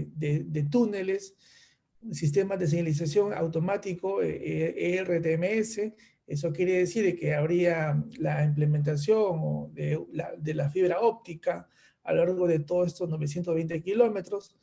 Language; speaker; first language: Spanish; native; Spanish